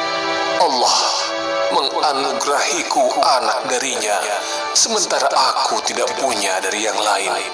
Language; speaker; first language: Indonesian; native; Indonesian